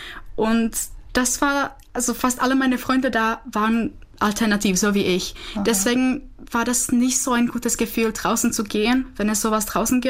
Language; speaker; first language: German; non-native, fluent; Czech